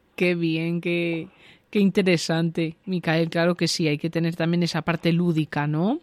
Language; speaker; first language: Spanish; native; Spanish